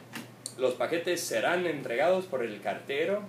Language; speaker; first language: Spanish; non-native, fluent; English